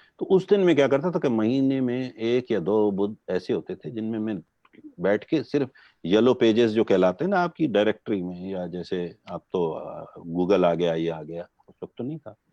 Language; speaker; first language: Urdu; non-native, local second language; Gujarati